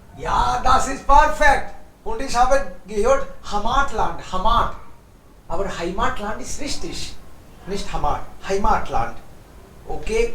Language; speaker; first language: German; non-native, fluent; Hindi